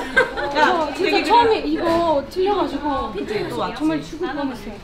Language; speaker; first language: Korean; non-native, fluent; Russian